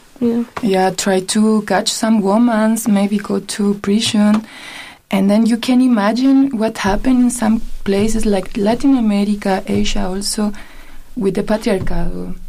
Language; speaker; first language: English; non-native, learner; Spanish